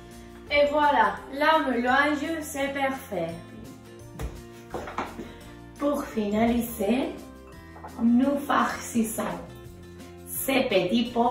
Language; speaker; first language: French; non-native, learner; Spanish